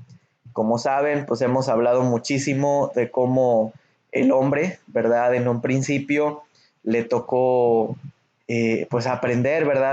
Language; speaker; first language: Spanish; native; Spanish